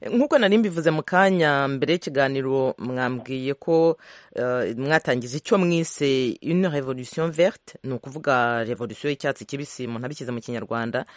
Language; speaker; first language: Kinyarwanda; native; Kinyarwanda